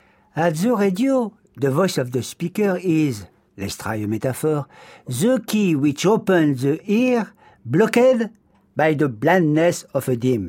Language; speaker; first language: English; non-native, fluent; French